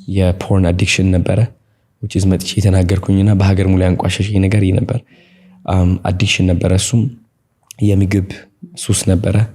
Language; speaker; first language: Amharic; non-native, local second language; Tigrinya